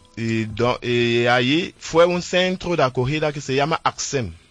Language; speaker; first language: Spanish; non-native, learner; French